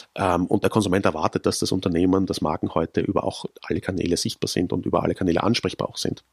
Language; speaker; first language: German; native; German